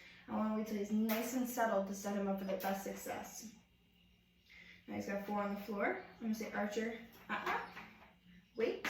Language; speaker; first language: English; native; English